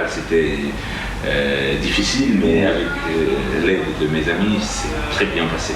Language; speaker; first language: French; non-native, fluent; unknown